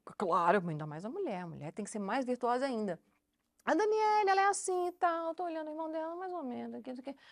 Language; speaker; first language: Portuguese; native; Portuguese